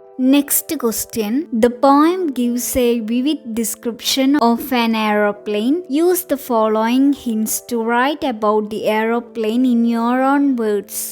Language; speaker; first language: English; non-native, local second language; Malayalam